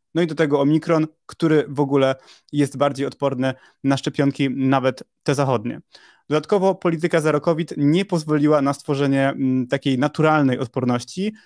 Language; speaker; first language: Polish; native; Polish